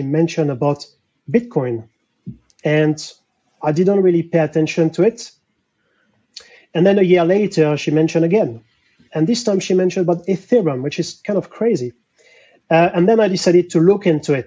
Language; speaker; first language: English; non-native, fluent; French